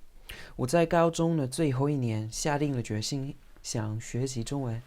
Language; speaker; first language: Chinese; non-native, fluent; English